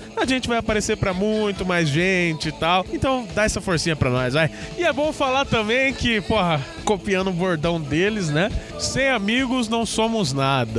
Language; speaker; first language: Portuguese; native; Portuguese